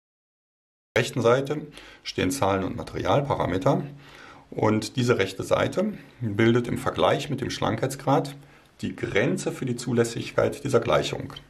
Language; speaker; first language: German; native; German